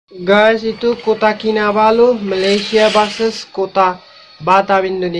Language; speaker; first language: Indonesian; non-native, learner; Bangla